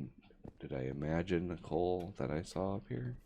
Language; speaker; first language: English; native; English